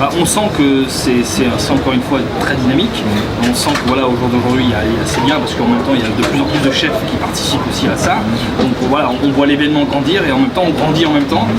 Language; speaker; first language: French; native; French